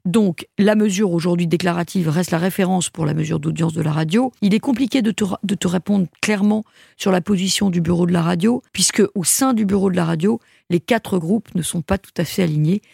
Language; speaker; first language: French; native; French